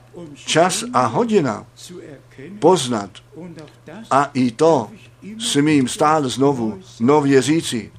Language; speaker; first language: Czech; non-native, fluent; German